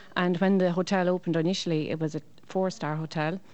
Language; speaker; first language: English; native; English